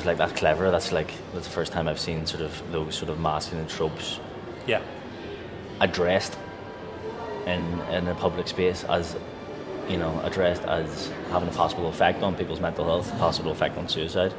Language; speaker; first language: English; native; English